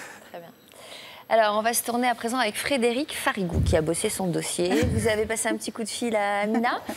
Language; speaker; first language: French; native; French